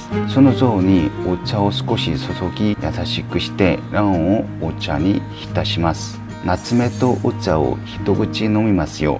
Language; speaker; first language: Japanese; non-native, learner; Korean